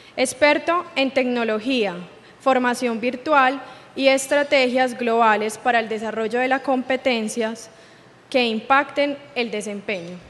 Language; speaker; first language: Spanish; native; Spanish